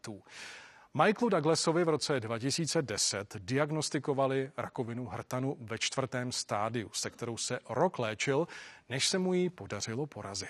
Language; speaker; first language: Czech; native; Czech